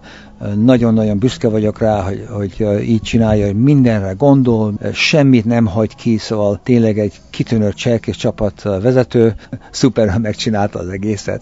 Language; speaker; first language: Hungarian; early bilingual, heritage; Hungarian